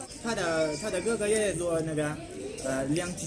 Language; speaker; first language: Chinese; non-native, learner; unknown